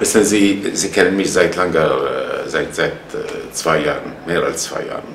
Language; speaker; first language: German; non-native, fluent; Arabic